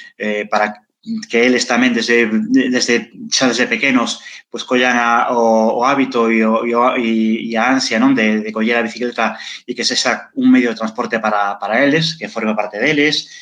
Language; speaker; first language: Galician; non-native, local second language; Spanish